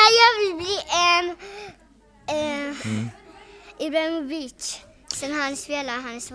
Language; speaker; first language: Swedish; early bilingual, other home language; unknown